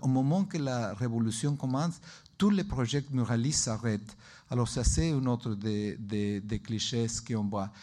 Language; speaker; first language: French; non-native, learner; Spanish